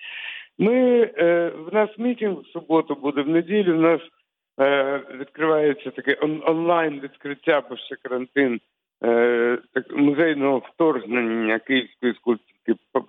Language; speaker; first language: Ukrainian; non-native, local second language; Russian